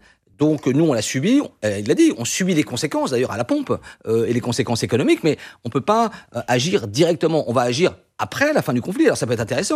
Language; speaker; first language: French; native; French